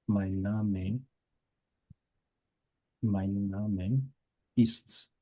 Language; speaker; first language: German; non-native, fluent; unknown